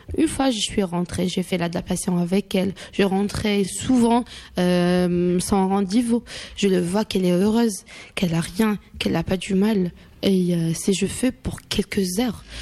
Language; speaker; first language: French; non-native, local second language; Arabic